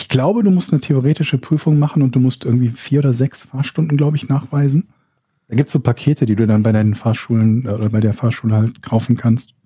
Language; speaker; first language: German; native; German